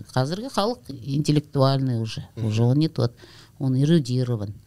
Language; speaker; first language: Russian; non-native, local second language; Kazakh